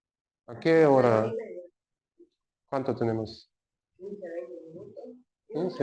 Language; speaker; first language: Spanish; non-native, learner; Russian